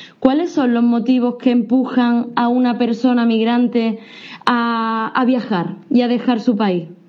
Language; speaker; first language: Spanish; native; Spanish